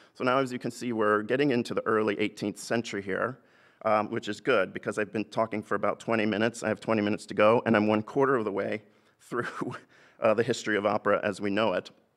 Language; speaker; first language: English; native; English